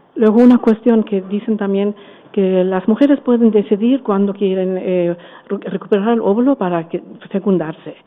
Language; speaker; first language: Spanish; non-native, fluent; German